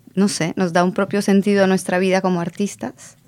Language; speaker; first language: Spanish; native; Spanish